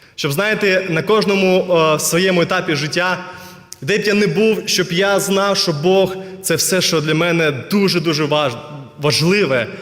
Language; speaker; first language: Ukrainian; non-native, local second language; Russian